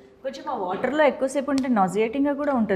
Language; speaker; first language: Telugu; native; Telugu